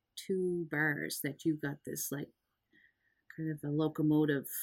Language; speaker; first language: English; native; English